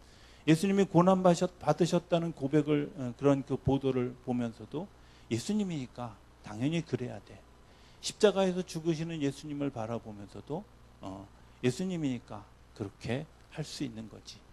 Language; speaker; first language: Korean; native; Korean